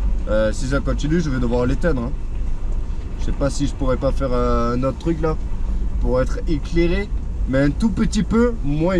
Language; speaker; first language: French; native; French